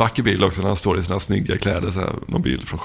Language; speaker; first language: Swedish; native; Swedish